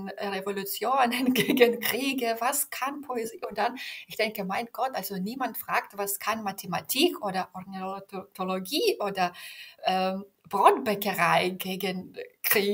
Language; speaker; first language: German; non-native, fluent; Belarusian